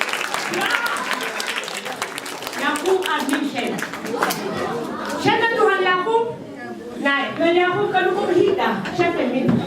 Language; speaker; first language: Swedish; non-native, fluent; Somali